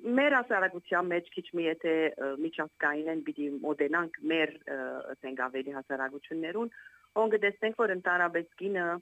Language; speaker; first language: Armenian; native; Armenian